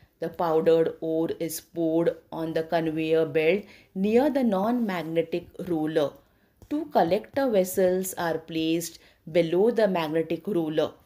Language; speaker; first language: English; non-native, local second language; Marathi